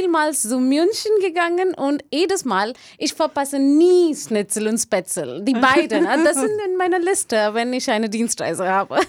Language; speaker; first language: German; non-native, learner; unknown